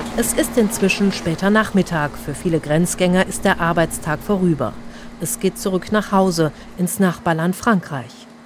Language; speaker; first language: German; native; German